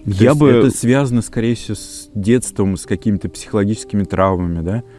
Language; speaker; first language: Russian; native; Russian